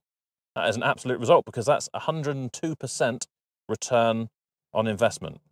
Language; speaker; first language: English; native; English